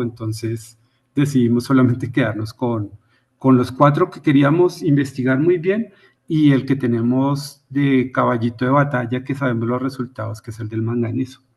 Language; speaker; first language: Spanish; native; Spanish